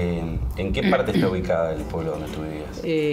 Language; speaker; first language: Spanish; native; Spanish